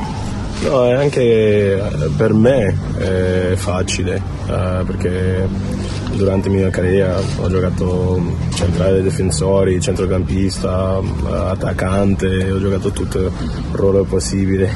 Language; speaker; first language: Italian; non-native, learner; English